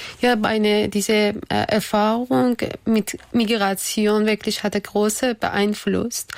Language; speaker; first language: German; non-native, learner; Persian